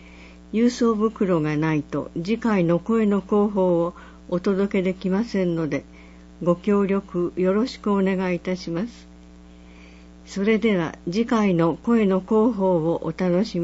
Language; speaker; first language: Japanese; native; Japanese